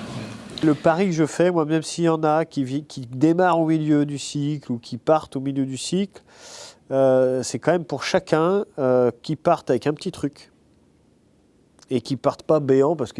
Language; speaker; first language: French; native; French